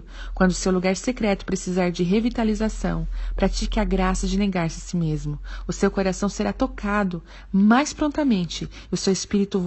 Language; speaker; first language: Portuguese; native; Portuguese